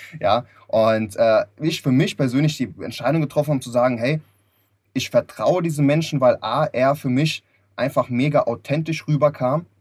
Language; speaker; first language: German; early bilingual, other home language; Lithuanian